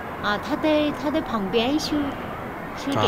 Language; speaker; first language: Chinese; native; Chinese